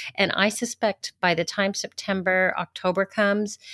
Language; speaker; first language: English; native; English